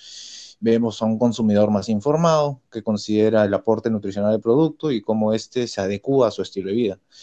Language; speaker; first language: Spanish; native; Spanish